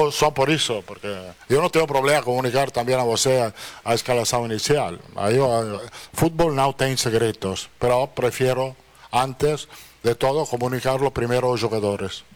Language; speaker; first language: Portuguese; non-native, learner; Italian